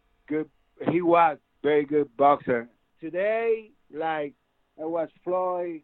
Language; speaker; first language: English; non-native, learner; Spanish